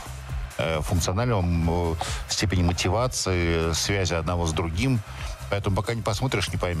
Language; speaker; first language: Russian; native; Russian